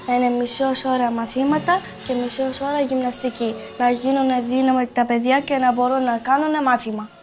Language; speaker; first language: Greek; non-native, learner; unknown